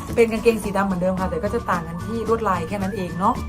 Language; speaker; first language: Thai; native; Thai